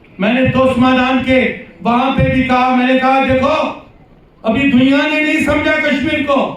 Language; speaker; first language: Urdu; non-native, local second language; Kashmiri